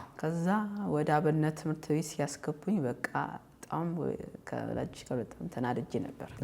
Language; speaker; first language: Amharic; early bilingual, heritage; Amharic